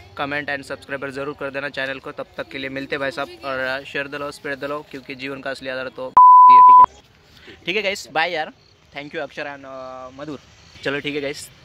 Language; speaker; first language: Hindi; non-native, local second language; Marathi